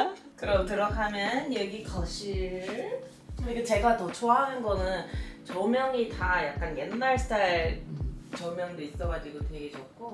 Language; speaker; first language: Korean; non-native, fluent; English